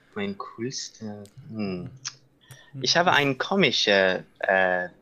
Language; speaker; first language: German; non-native, learner; English